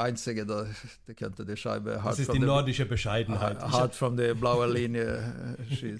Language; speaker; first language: German; non-native, fluent; Swedish